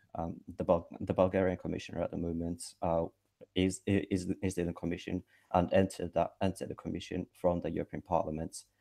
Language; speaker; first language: English; non-native, fluent; Finnish